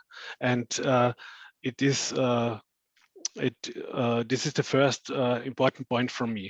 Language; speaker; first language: English; non-native, fluent; German